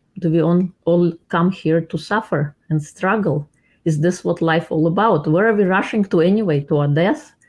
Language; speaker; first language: English; non-native, fluent; Russian